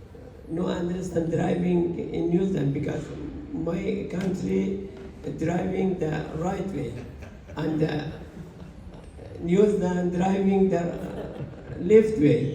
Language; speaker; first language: English; non-native, learner; Persian